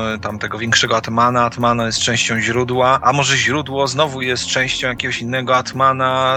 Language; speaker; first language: Polish; native; Polish